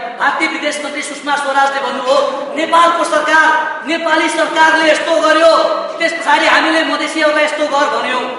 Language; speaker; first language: Nepali; non-native, local second language; Maithili